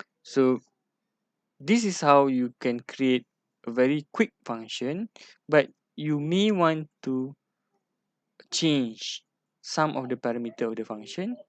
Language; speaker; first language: English; non-native, local second language; Malay